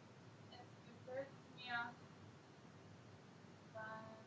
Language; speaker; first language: German; non-native, learner; English